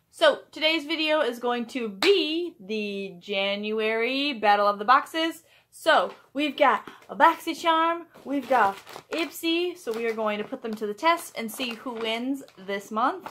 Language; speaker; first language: English; native; English